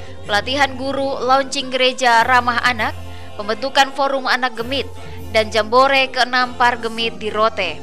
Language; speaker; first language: Indonesian; native; Indonesian